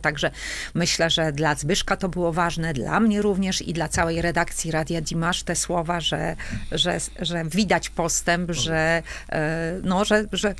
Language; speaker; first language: Polish; native; Polish